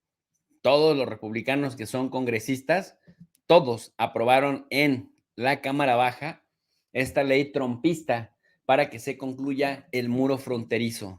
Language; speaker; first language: Spanish; native; Spanish